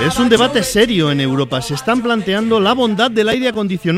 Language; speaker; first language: Spanish; native; Spanish